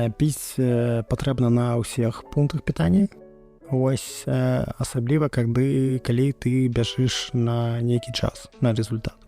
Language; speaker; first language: Belarusian; non-native, local second language; Russian